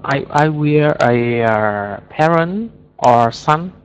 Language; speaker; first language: English; non-native, learner; Vietnamese